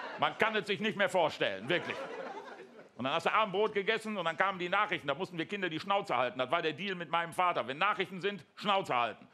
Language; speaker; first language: German; native; German